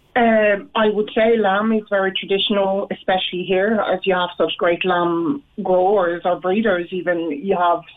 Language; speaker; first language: English; non-native, fluent; French